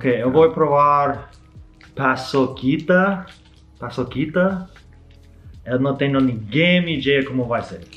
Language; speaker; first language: Portuguese; non-native, learner; English